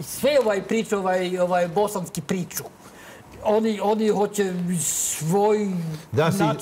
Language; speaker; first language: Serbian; non-native, learner; Norwegian